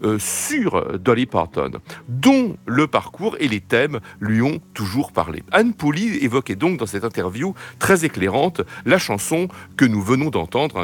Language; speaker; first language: French; native; French